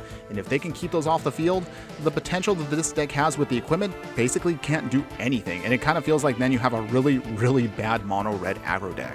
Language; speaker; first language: English; native; English